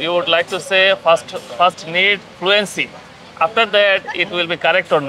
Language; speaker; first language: English; non-native, learner; Bangla